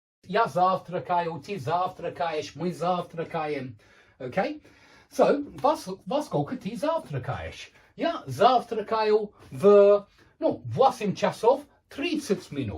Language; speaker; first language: Russian; non-native, learner; English